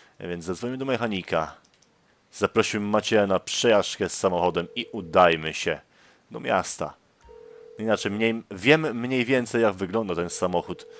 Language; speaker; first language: Polish; native; Polish